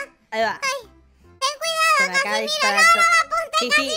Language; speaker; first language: Spanish; native; Spanish